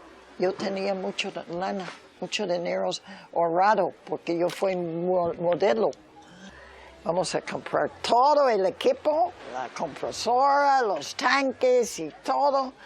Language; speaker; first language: Spanish; early bilingual, other home language; English